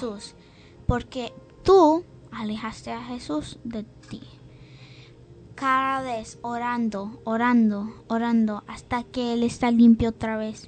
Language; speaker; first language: Spanish; early bilingual, heritage; English